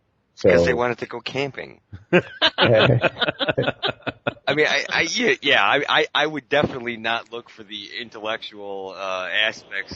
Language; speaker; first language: English; native; English